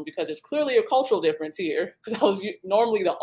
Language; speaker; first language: English; native; English